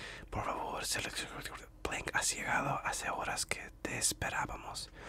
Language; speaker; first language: Spanish; non-native, learner; English